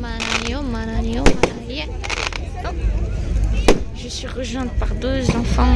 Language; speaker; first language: French; native; French